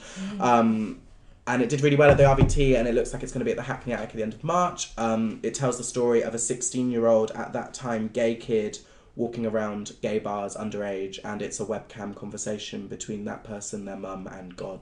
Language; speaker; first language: English; native; English